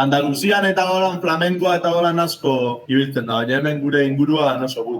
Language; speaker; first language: Basque; native; Basque